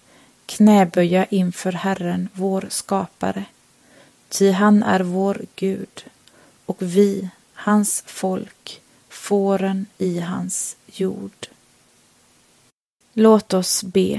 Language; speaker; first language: Swedish; native; Swedish